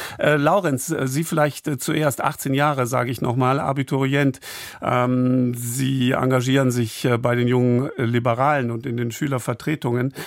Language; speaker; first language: German; native; German